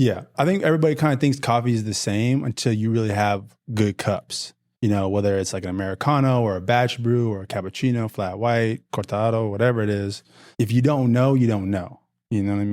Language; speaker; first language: English; native; English